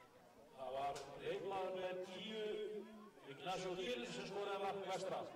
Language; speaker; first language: Icelandic; native; Icelandic